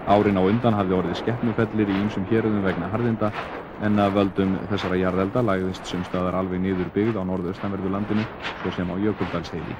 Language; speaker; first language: Icelandic; native; Icelandic